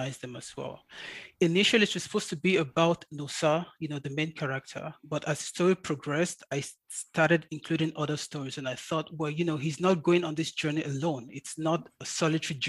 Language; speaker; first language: English; native; English